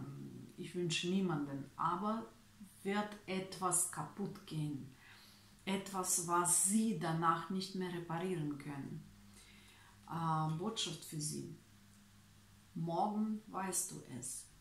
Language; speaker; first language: German; non-native, fluent; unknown